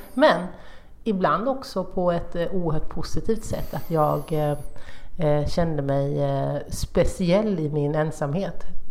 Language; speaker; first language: Swedish; native; Swedish